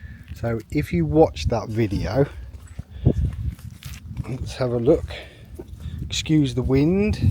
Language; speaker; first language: English; native; English